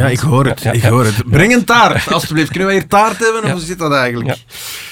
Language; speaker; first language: Dutch; native; Dutch